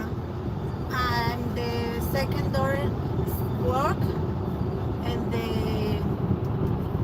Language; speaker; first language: English; non-native, learner; Spanish